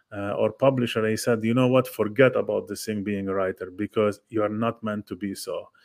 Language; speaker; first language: English; non-native, fluent; Arabic